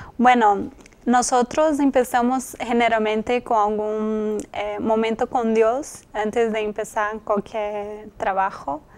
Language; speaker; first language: Spanish; non-native, fluent; Portuguese